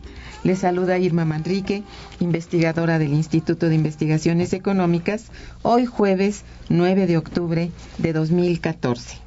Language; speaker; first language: Spanish; native; Spanish